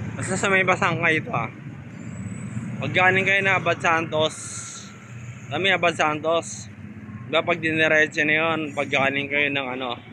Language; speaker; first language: Filipino; native; Filipino